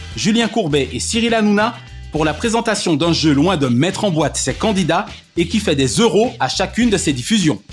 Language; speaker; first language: French; native; French